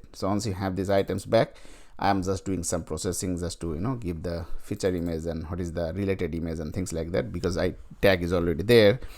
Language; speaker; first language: English; non-native, fluent; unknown